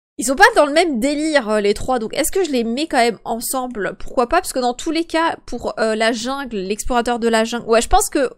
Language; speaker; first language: French; early bilingual, other home language; Polish